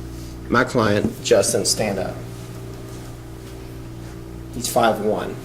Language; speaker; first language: English; native; English